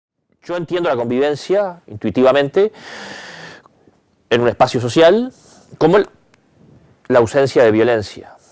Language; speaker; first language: Spanish; native; Spanish